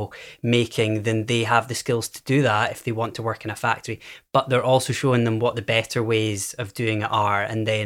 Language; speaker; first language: English; native; English